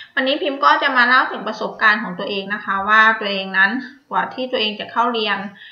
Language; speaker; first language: Thai; native; Thai